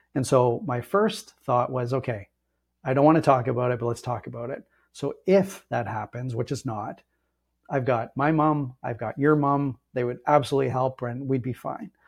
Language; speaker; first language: English; native; English